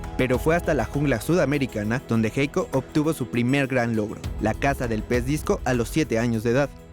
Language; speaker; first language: Spanish; native; Spanish